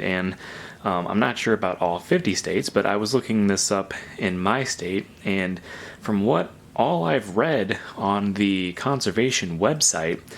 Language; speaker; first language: English; native; English